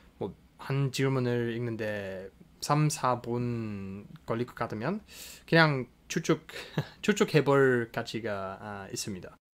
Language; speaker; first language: Korean; non-native, fluent; English